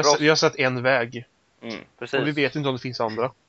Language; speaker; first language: Swedish; native; Swedish